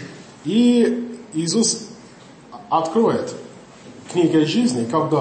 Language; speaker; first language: Russian; non-native, learner; English